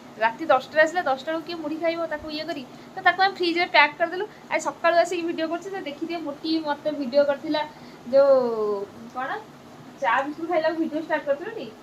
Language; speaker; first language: Odia; native; Odia